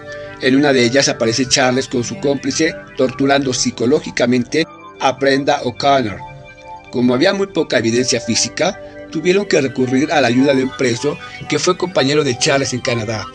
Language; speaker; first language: Spanish; native; Spanish